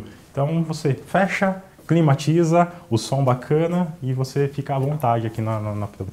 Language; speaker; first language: Portuguese; native; Portuguese